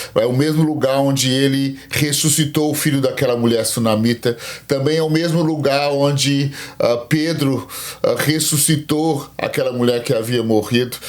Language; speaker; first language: Portuguese; native; Portuguese